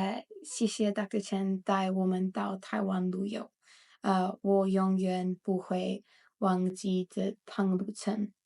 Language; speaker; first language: Chinese; non-native, learner; English